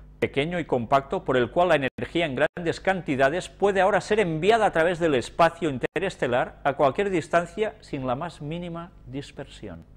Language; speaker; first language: Spanish; native; Spanish